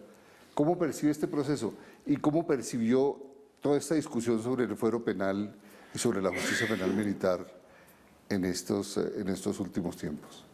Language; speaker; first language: Spanish; native; Spanish